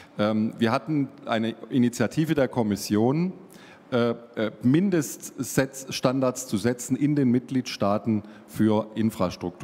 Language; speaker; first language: German; native; German